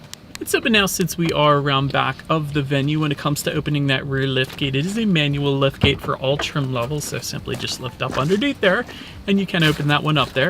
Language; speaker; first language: English; native; English